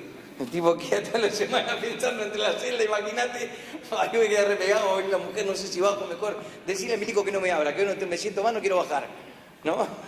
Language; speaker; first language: Spanish; native; Spanish